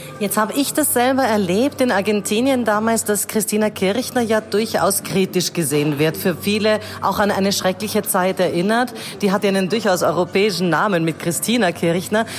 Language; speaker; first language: German; native; German